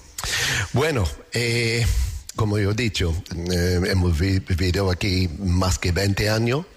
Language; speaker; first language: Spanish; non-native, learner; English